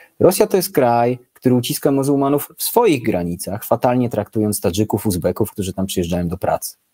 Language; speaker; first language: Polish; native; Polish